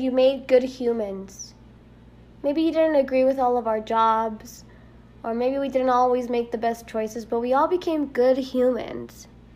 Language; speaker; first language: English; early bilingual, other home language; Spanish